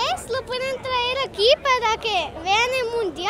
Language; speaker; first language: Spanish; early bilingual, heritage; Spanish